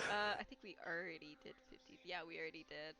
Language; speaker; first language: English; native; English